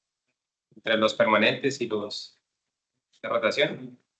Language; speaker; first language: Spanish; native; Spanish